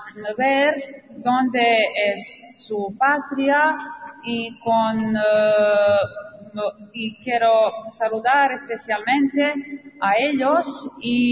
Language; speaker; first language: Spanish; non-native, fluent; Serbian